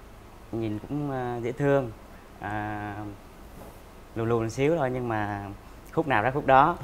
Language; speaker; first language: Vietnamese; native; Vietnamese